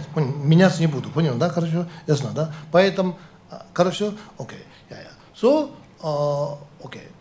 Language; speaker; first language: Russian; non-native, learner; Tibetan